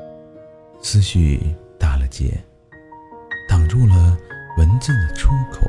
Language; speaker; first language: Chinese; native; Chinese